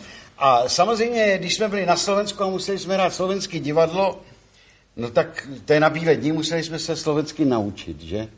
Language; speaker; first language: Czech; native; Czech